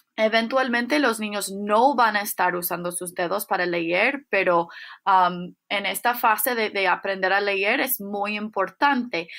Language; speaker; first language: Spanish; non-native, fluent; English